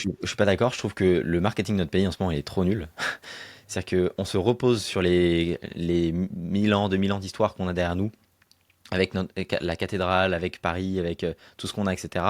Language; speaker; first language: French; native; French